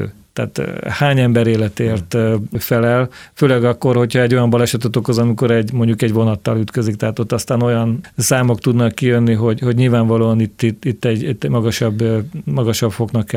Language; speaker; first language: Hungarian; native; Hungarian